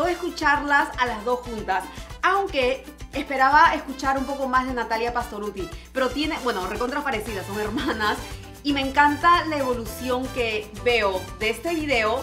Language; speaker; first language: Spanish; native; Spanish